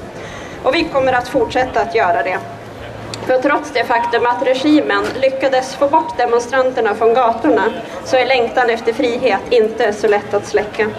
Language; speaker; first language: Swedish; native; Swedish